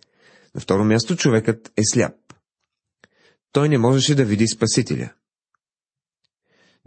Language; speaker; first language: Bulgarian; native; Bulgarian